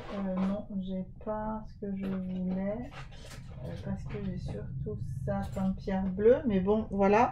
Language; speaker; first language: French; native; French